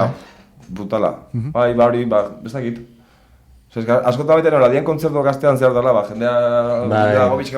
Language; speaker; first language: Basque; native; Basque